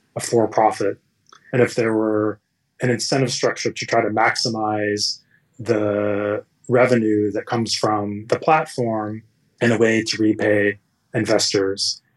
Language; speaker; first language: English; native; English